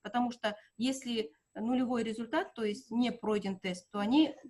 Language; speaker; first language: Russian; non-native, local second language; Kazakh